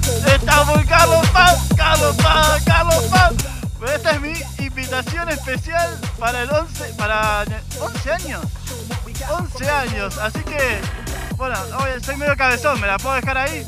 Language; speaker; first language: Spanish; native; Spanish